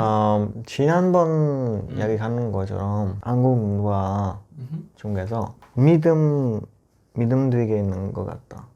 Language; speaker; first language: Korean; non-native, learner; Italian